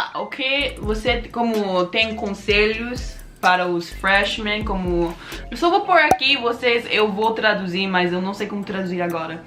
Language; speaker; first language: Portuguese; non-native, learner; English